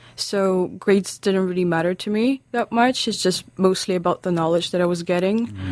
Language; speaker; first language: English; non-native, fluent; Lithuanian